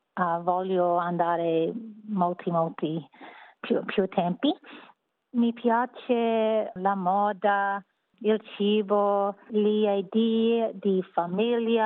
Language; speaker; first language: Italian; non-native, learner; English